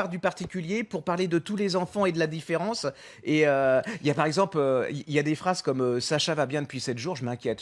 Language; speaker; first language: French; native; French